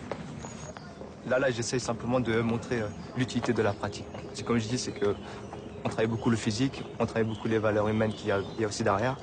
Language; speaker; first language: French; native; French